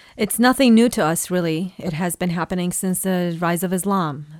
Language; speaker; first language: English; non-native, fluent; Persian